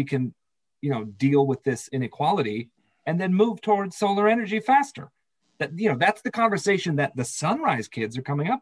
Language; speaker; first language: English; native; English